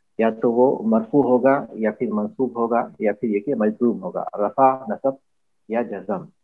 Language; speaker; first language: Urdu; native; Urdu